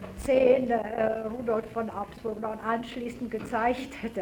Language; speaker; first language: German; non-native, fluent; Italian